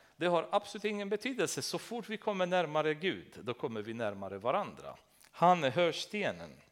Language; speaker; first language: Swedish; non-native, fluent; Romanian